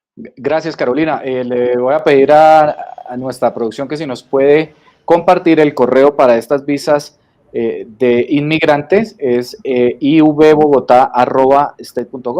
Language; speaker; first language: Spanish; native; Spanish